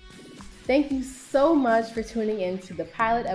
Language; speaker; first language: English; native; English